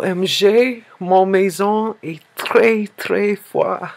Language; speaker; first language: French; non-native, learner; English